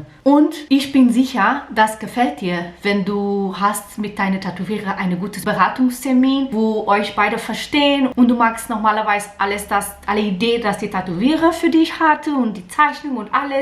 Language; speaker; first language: German; non-native, learner; Portuguese